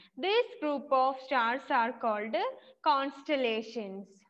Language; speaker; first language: English; non-native, local second language; Malayalam